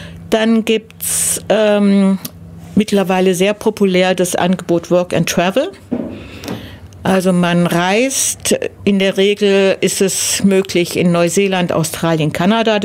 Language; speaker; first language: German; native; German